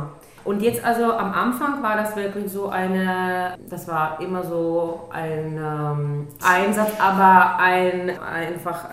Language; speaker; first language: German; non-native, local second language; Czech